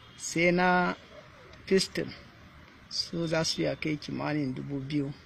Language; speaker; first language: Hausa; non-native, local second language; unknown